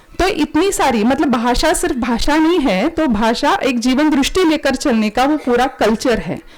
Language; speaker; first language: Hindi; non-native, local second language; Marathi